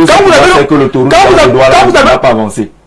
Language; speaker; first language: French; native; French